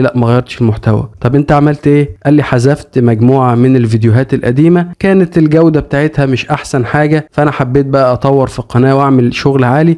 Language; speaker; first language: Arabic; native; Arabic